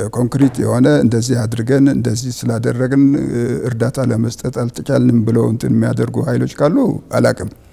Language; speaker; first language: Amharic; non-native, local second language; Tigrinya